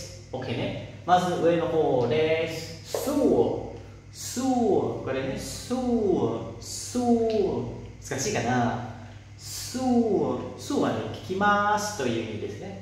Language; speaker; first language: Japanese; non-native, fluent; Lao